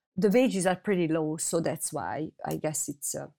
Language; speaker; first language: English; non-native, fluent; Hungarian